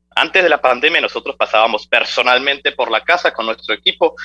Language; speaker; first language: Spanish; early bilingual, heritage; Spanish